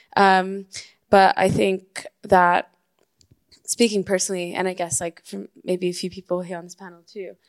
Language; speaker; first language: English; non-native, fluent; Spanish